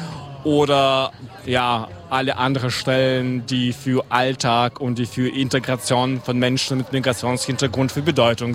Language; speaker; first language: German; non-native, fluent; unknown